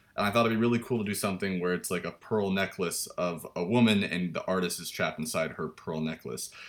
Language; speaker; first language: English; native; English